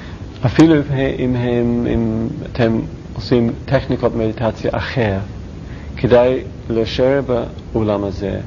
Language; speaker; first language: Hebrew; non-native, learner; English